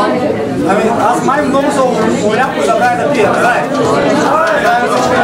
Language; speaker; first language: Bulgarian; native; Bulgarian